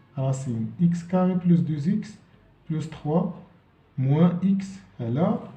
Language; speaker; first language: French; non-native, local second language; Arabic